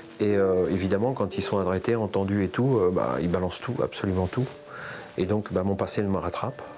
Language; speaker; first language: French; native; French